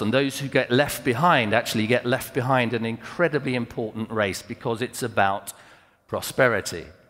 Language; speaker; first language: English; native; English